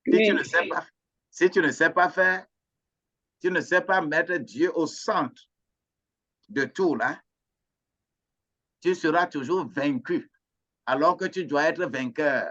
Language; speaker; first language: French; non-native, local second language; Ewe